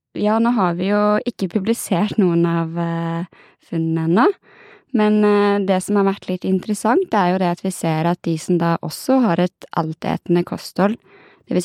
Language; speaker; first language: Norwegian; native; Norwegian